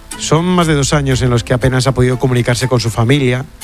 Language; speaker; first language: Spanish; native; Spanish